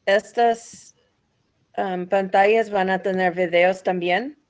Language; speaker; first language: Spanish; non-native, learner; English